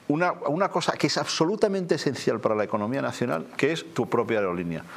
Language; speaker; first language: Spanish; native; Spanish